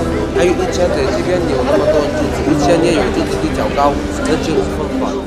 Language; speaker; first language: Chinese; non-native, learner; Arabic